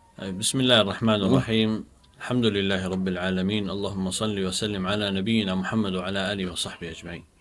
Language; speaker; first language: Indonesian; non-native, fluent; Arabic